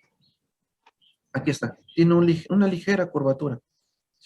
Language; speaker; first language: Spanish; native; Spanish